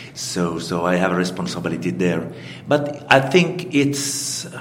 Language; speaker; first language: English; non-native, fluent; Finnish